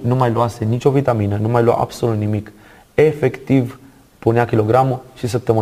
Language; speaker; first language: Romanian; native; Romanian